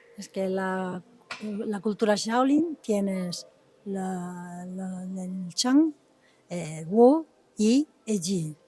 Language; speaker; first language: Spanish; non-native, fluent; Italian